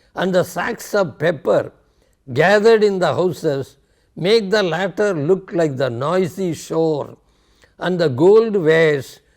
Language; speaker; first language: English; non-native, local second language; Tamil